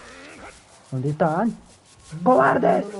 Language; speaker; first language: Spanish; native; Spanish